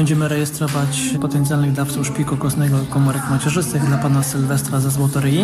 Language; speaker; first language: Polish; native; Polish